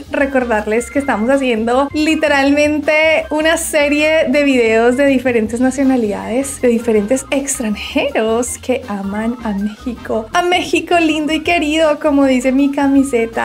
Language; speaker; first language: Spanish; native; Spanish